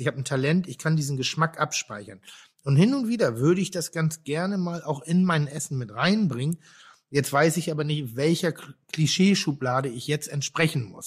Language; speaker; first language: German; native; German